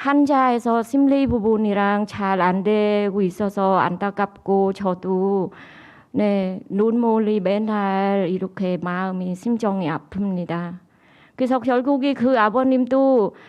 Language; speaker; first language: Korean; non-native, learner; Khmer